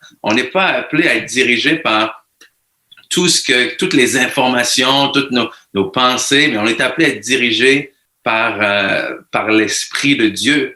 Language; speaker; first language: French; native; French